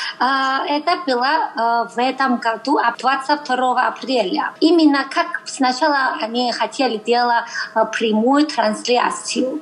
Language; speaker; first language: Russian; non-native, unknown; Chinese